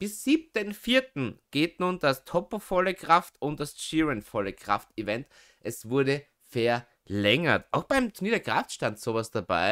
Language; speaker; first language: German; native; German